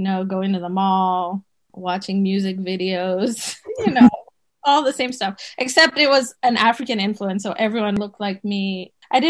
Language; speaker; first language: English; native; English